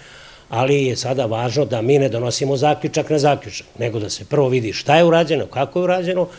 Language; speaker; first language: Serbian; native; Serbian